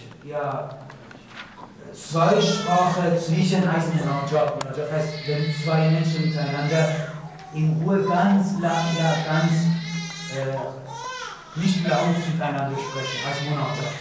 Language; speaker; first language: German; non-native, learner; Persian